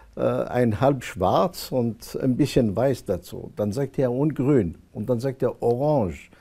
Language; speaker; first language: German; non-native, fluent; Arabic